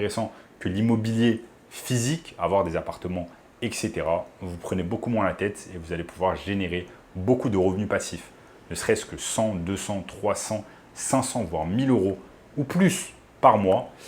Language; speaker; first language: French; native; French